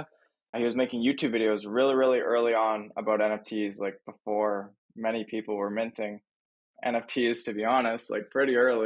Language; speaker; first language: English; native; English